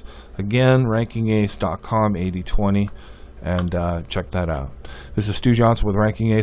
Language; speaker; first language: English; native; English